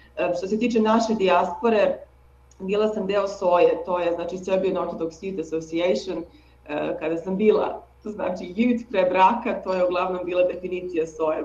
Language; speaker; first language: Serbian; native; Serbian